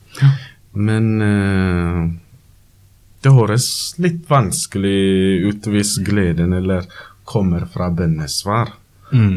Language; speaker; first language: Norwegian; non-native, learner; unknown